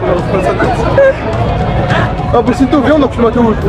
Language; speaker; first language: French; native; French